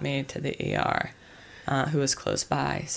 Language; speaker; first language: English; native; English